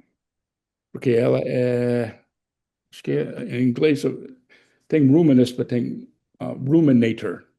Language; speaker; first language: Portuguese; non-native, fluent; English